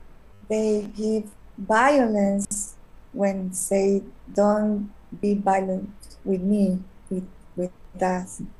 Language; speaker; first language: English; non-native, learner; Spanish